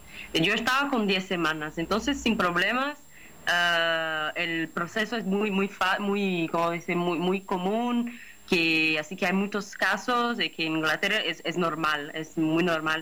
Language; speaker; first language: Spanish; non-native, fluent; Portuguese